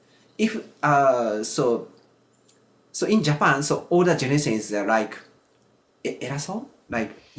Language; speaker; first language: English; non-native, learner; Japanese